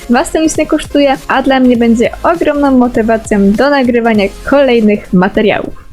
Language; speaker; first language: Polish; native; Polish